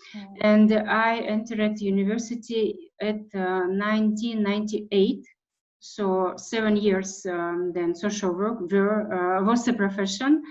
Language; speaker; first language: English; non-native, fluent; Russian